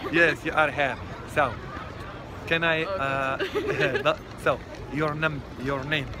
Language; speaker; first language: English; non-native, learner; Arabic